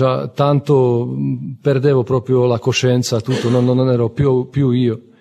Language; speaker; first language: Italian; non-native, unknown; Slovak